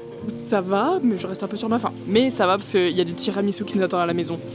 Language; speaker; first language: French; native; French